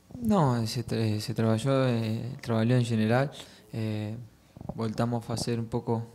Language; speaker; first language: Portuguese; non-native, fluent; Spanish